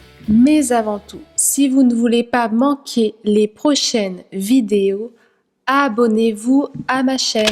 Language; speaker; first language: French; native; French